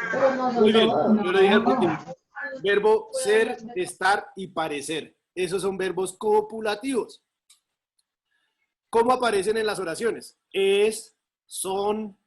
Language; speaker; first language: Spanish; native; Spanish